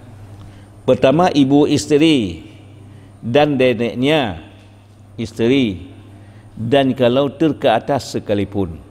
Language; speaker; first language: Indonesian; non-native, local second language; Achinese